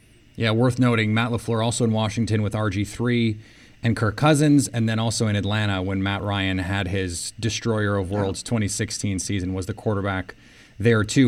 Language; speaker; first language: English; native; English